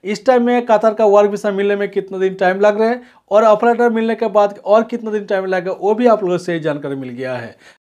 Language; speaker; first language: Hindi; non-native, local second language; Bangla